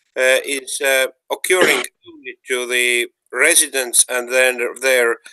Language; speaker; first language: English; non-native, fluent; Estonian